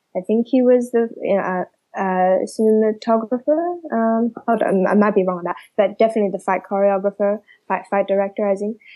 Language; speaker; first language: English; early bilingual, other home language; Chinese